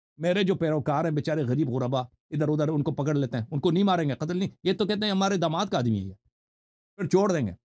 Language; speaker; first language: Urdu; non-native, fluent; Persian